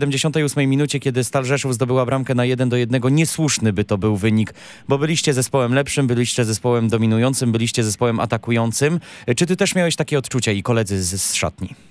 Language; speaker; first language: Polish; native; Polish